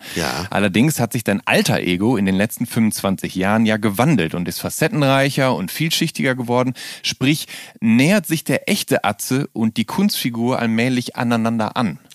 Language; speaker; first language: German; native; German